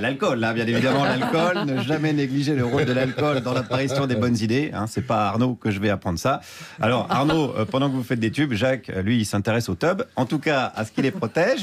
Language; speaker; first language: French; native; French